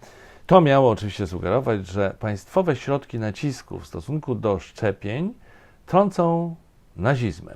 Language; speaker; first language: Polish; native; Polish